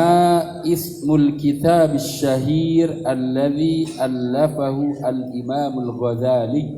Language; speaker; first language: Arabic; non-native, fluent; Indonesian